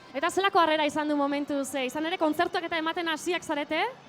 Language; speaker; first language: Basque; native; Basque